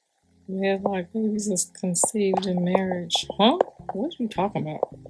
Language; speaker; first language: English; native; English